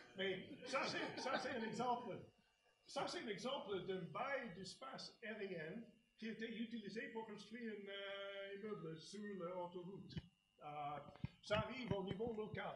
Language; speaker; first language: French; non-native, fluent; English